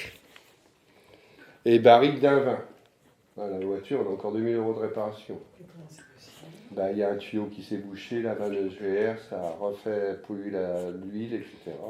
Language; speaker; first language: French; native; French